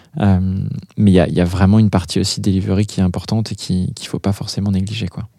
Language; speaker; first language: French; native; French